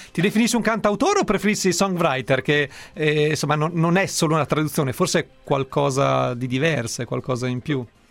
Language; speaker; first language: Italian; native; Italian